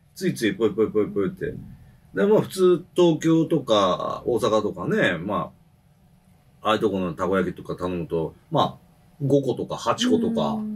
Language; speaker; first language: Japanese; native; Japanese